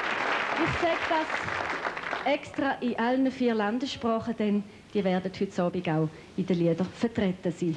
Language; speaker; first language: German; native; German